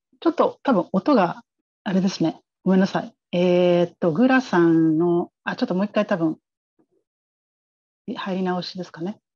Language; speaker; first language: Japanese; native; Japanese